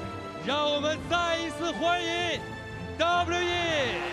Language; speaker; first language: Chinese; native; Chinese